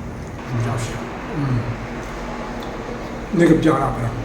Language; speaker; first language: Chinese; non-native, fluent; Italian